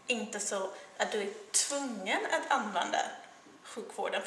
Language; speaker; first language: Swedish; non-native, fluent; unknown